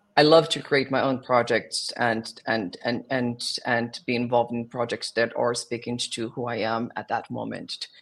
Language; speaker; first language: English; non-native, fluent; Portuguese